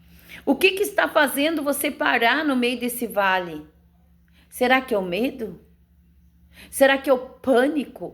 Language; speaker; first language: Portuguese; native; Portuguese